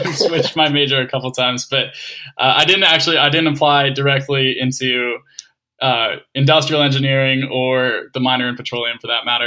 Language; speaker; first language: English; native; English